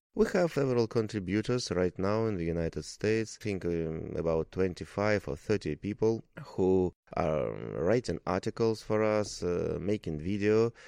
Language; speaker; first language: English; non-native, learner; Russian